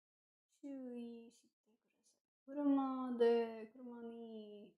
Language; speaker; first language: Japanese; non-native, learner; English